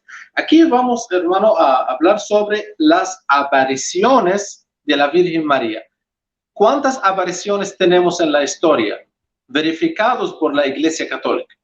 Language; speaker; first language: Spanish; non-native, fluent; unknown